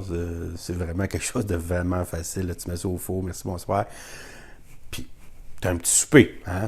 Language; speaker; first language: French; native; French